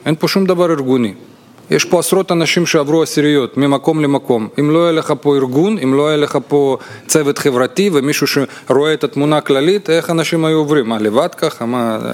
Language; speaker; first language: Hebrew; non-native, fluent; Russian